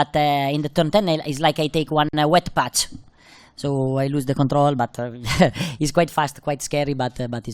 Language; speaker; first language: English; non-native, fluent; Italian